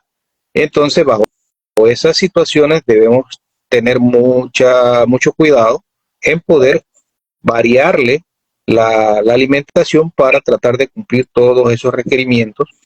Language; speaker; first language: Spanish; native; Spanish